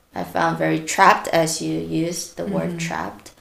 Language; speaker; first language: English; non-native, fluent; Korean